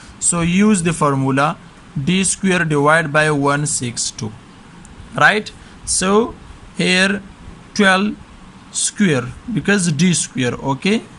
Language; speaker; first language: English; non-native, local second language; Urdu